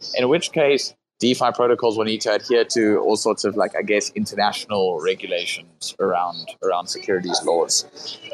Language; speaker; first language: English; native; English